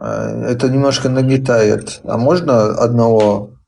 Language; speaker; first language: Russian; early bilingual, heritage; Chechen